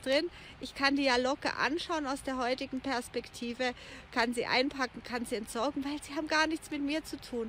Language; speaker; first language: German; native; German